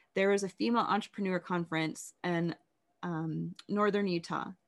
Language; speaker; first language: English; native; English